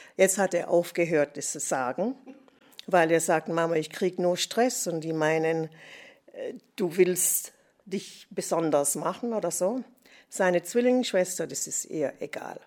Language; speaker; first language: German; non-native, fluent; English